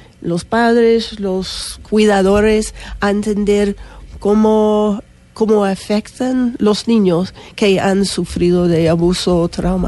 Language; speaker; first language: Spanish; non-native, learner; English